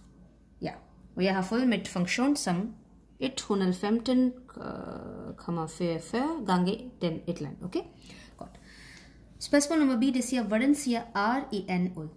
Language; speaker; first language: Danish; non-native, fluent; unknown